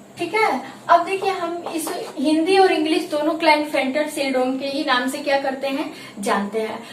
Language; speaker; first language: Hindi; native; Hindi